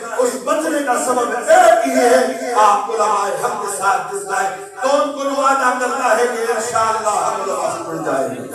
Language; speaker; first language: Urdu; non-native, local second language; Sindhi